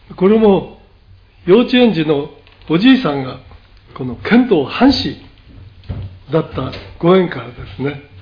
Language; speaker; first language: Japanese; native; Japanese